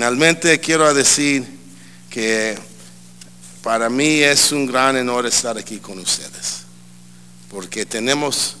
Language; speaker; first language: Spanish; early bilingual, heritage; English